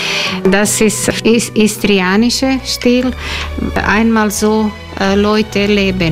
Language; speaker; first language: German; non-native, learner; Croatian